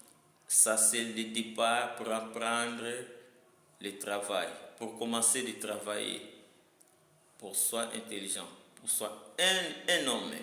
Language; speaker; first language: French; non-native, learner; Lingala